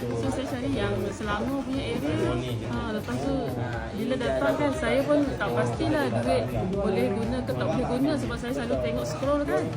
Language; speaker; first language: Malay; native; Malay